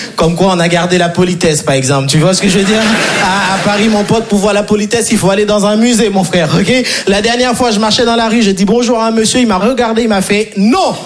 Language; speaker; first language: French; non-native, local second language; Haitian Creole